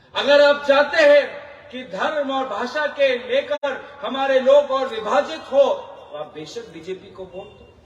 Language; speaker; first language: Hindi; non-native, local second language; Assamese